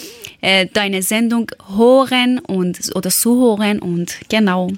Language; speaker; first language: German; non-native, learner; Persian